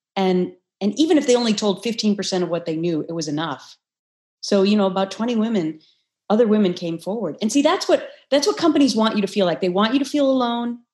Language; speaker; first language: English; native; English